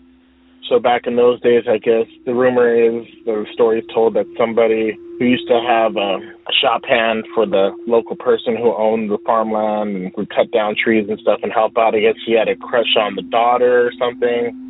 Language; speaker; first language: English; native; English